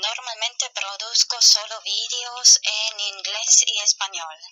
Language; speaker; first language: Spanish; non-native, fluent; German